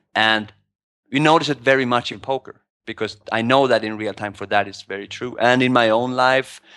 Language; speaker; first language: English; non-native, fluent; Swedish